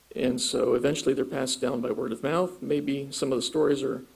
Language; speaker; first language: English; native; English